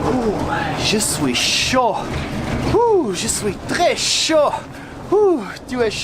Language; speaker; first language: French; non-native, learner; English